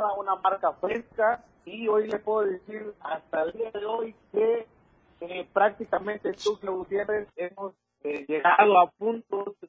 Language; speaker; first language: Spanish; native; Spanish